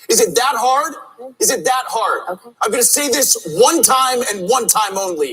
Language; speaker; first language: English; native; English